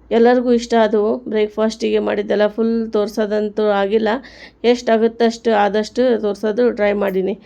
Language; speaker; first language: Kannada; non-native, local second language; Urdu